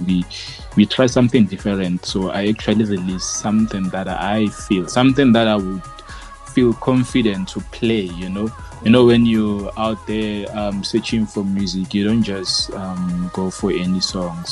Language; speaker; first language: English; non-native, local second language; Northern Sotho